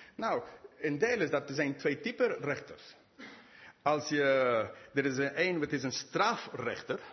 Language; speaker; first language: Dutch; non-native, fluent; English